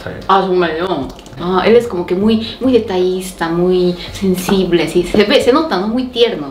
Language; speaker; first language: Spanish; non-native, fluent; Korean